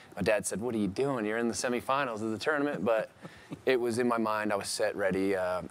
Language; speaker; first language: English; native; English